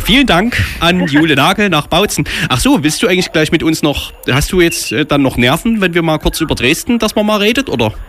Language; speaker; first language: German; native; German